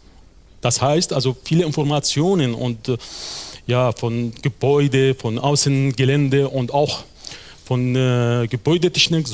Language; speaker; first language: German; non-native, fluent; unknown